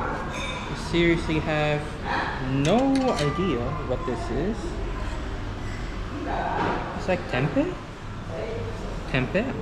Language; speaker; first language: English; non-native, fluent; Korean